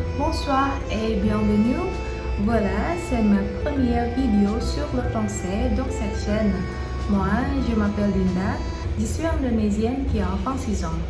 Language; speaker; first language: French; non-native, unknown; Indonesian